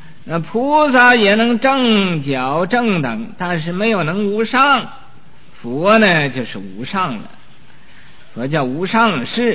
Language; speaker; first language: Chinese; native; Chinese